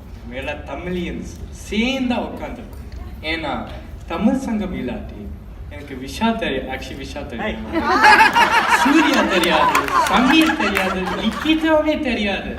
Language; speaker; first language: Tamil; early bilingual, heritage; Tamil